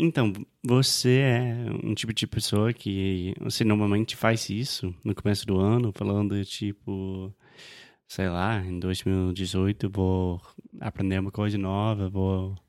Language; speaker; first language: Portuguese; non-native, fluent; English